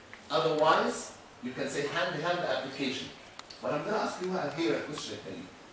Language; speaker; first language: English; non-native, fluent; Arabic